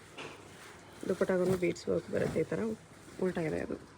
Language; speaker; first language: Kannada; native; Kannada